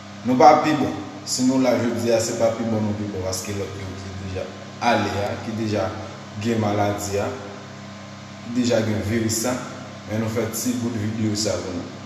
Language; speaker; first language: French; non-native, learner; Haitian Creole